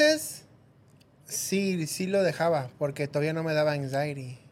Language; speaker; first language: Spanish; early bilingual, heritage; Spanish